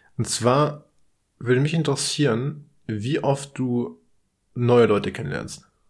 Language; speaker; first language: German; native; German